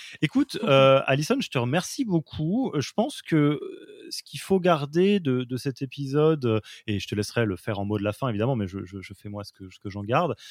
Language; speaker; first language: French; native; French